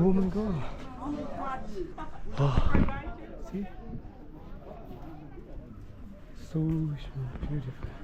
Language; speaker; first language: English; non-native, learner; Burmese